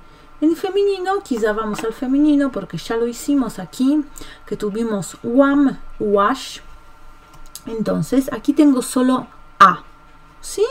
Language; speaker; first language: Spanish; non-native, fluent; Polish